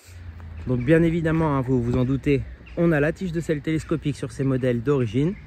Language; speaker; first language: French; native; French